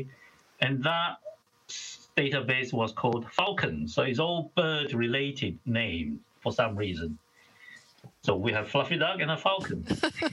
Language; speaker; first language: English; non-native, local second language; Chinese